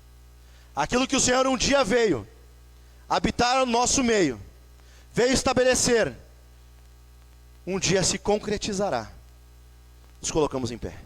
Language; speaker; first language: Portuguese; native; Portuguese